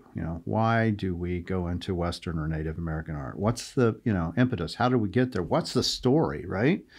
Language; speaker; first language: English; native; English